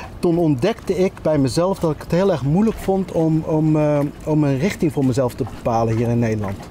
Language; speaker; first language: Dutch; early bilingual, other home language; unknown